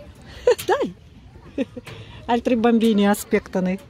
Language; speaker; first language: Italian; non-native, learner; Russian